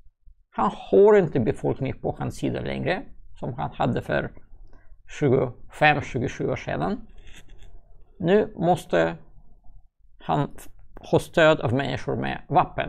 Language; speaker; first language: Swedish; non-native, fluent; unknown